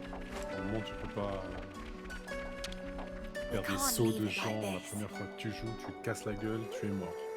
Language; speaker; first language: French; native; French